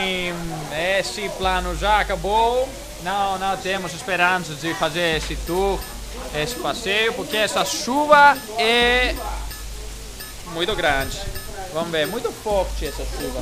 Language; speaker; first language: Portuguese; non-native, learner; Greek